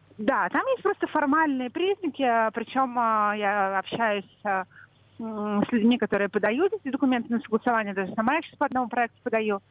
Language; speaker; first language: Russian; native; Russian